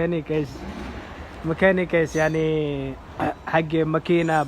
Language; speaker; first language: Arabic; non-native, learner; Hindi